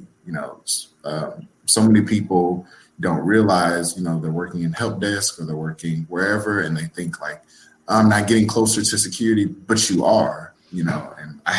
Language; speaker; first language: English; native; English